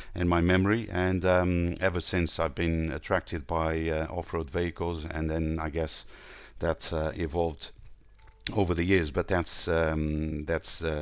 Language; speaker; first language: English; non-native, fluent; Portuguese